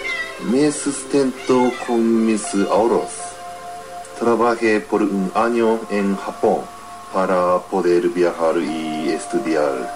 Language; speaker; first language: Spanish; non-native, learner; Japanese